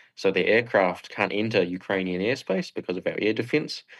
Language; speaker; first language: English; native; English